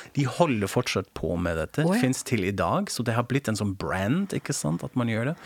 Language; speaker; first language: Norwegian; non-native, fluent; German